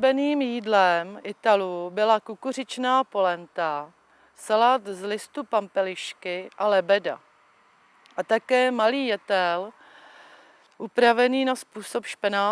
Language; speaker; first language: Czech; native; Czech